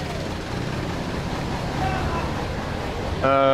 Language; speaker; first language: Spanish; non-native, learner; English